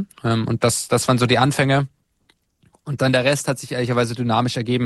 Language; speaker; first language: German; native; German